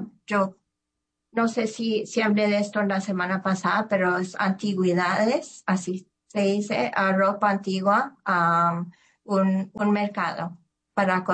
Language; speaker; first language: Spanish; early bilingual, heritage; Spanish